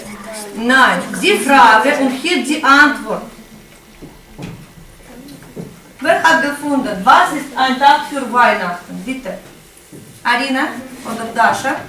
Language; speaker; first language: German; non-native, fluent; Russian